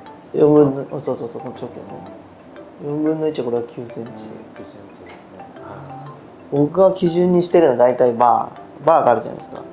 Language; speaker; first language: Japanese; native; Japanese